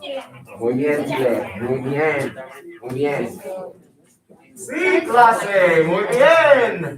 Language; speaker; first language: Spanish; non-native, fluent; English